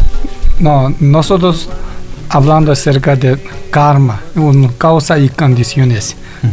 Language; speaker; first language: Spanish; non-native, learner; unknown